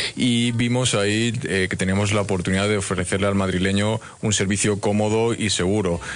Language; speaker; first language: Spanish; native; Spanish